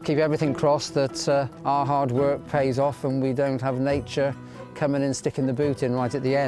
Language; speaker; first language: English; native; English